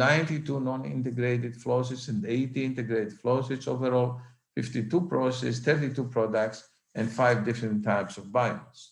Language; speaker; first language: English; non-native, fluent; Greek